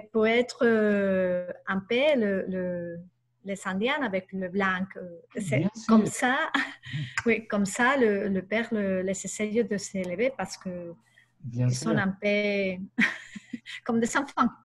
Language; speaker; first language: French; non-native, learner; Spanish